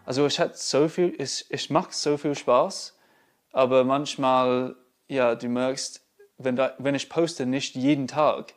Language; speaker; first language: German; non-native, learner; English